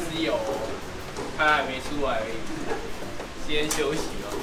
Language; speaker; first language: Chinese; native; Chinese